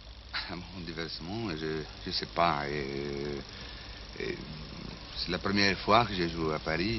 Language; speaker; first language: French; non-native, fluent; Italian